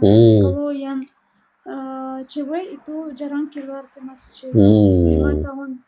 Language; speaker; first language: Indonesian; non-native, fluent; Russian